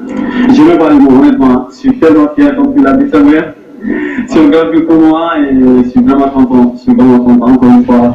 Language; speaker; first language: French; non-native, local second language; Wolof